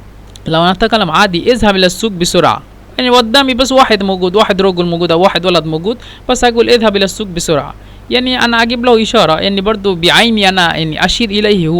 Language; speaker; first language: Arabic; non-native, fluent; Bangla